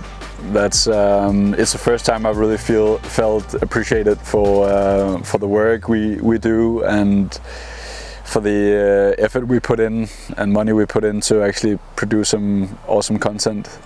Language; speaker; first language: English; non-native, fluent; Danish